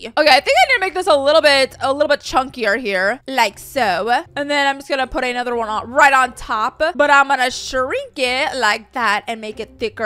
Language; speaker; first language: English; native; English